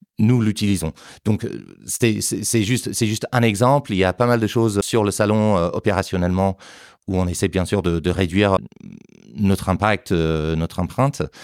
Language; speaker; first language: French; non-native, fluent; English